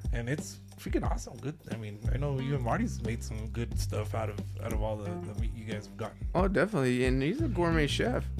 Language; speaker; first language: English; native; English